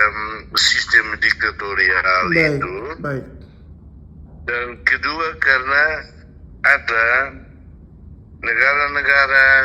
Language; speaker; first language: Indonesian; non-native, fluent; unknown